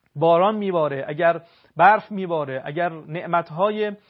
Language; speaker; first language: Persian; native; Persian